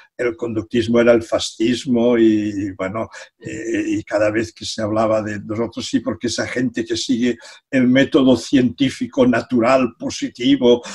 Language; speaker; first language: Spanish; non-native, local second language; Catalan